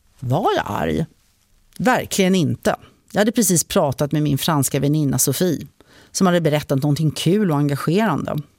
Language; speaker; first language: Swedish; early bilingual, other home language; French